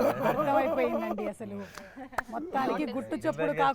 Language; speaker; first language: Telugu; native; Telugu